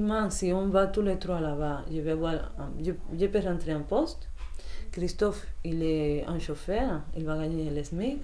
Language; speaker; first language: French; non-native, fluent; Spanish